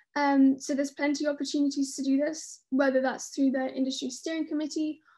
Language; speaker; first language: English; native; English